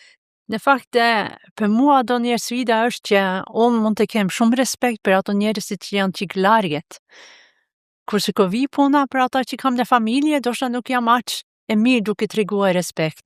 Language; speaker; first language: Albanian; non-native, fluent; Norwegian